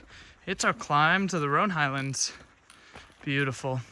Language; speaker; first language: English; native; English